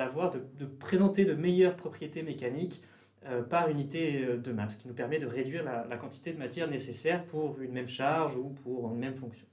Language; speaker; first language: French; native; French